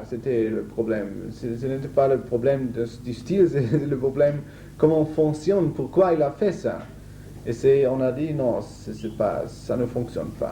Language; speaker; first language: French; non-native, learner; German